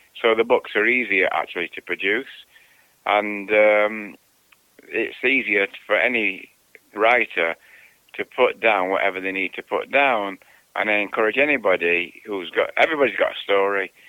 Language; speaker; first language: English; native; English